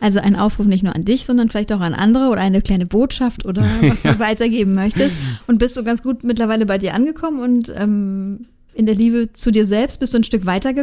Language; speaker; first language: German; native; German